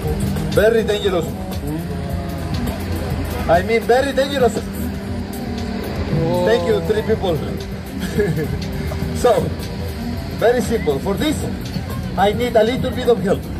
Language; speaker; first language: English; non-native, learner; Spanish